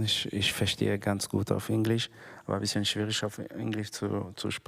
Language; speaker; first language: German; non-native, learner; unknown